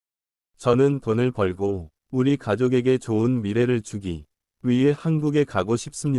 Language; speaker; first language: Korean; non-native, learner; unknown